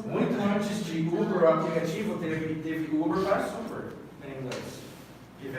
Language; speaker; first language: Portuguese; non-native, fluent; English